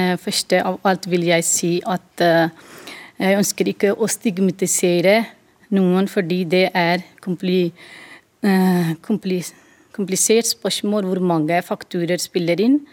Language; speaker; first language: Norwegian; non-native, fluent; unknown